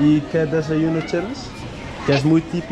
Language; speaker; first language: Spanish; non-native, learner; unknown